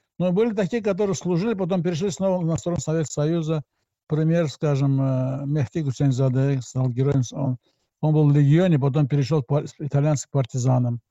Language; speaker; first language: Russian; non-native, local second language; Azerbaijani